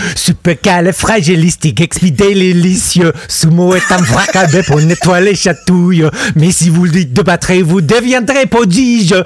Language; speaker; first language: French; non-native, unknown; English